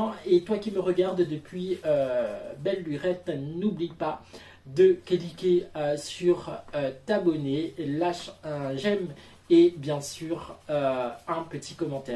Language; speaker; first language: French; native; French